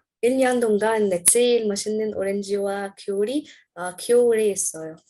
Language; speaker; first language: Korean; non-native, learner; Arabic